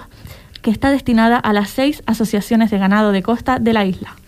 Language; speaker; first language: Spanish; native; Spanish